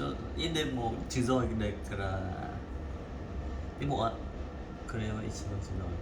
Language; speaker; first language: Japanese; non-native, learner; Vietnamese